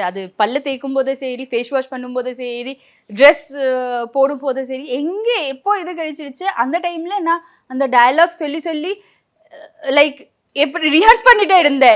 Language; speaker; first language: Tamil; non-native, local second language; Bangla